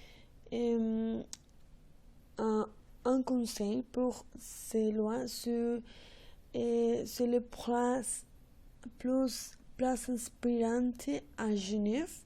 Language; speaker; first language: French; non-native, learner; Spanish